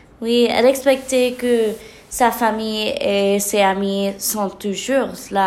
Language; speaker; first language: French; non-native, learner; English